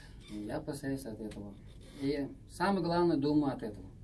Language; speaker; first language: Russian; non-native, local second language; Uzbek